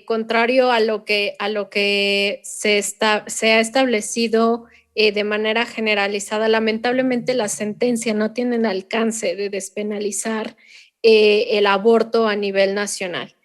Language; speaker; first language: Spanish; native; Spanish